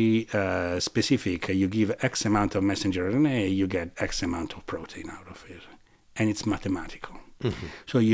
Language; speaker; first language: English; non-native, fluent; Italian